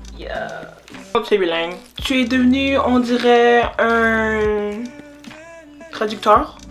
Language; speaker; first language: French; native; French